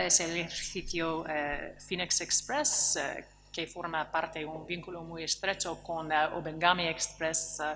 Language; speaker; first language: Spanish; non-native, fluent; English